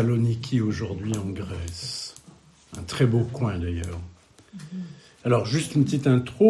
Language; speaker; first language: French; native; French